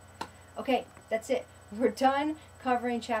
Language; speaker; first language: English; native; English